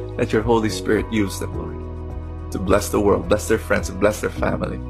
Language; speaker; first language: English; non-native, local second language; Filipino